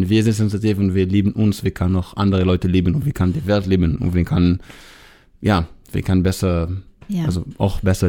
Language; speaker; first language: German; non-native, learner; Hebrew